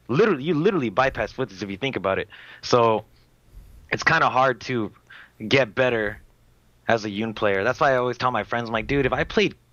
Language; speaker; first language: English; native; English